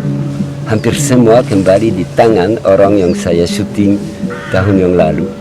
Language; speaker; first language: Indonesian; non-native, learner; French